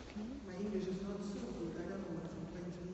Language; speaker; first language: English; non-native, learner; German